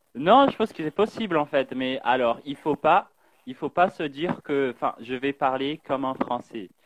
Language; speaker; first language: French; non-native, fluent; Portuguese